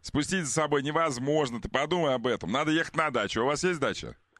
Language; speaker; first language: Russian; native; Russian